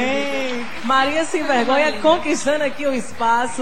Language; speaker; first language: Portuguese; native; Portuguese